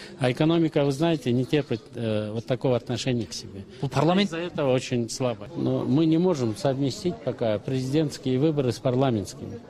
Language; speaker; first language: Russian; non-native, local second language; Kyrgyz